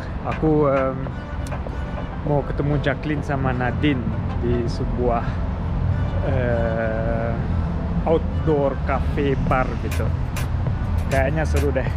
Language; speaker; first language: Indonesian; early bilingual, heritage; German